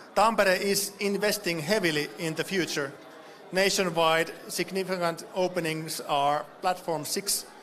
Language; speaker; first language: English; non-native, fluent; Finnish